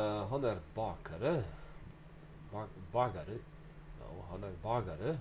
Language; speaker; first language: Swedish; non-native, learner; English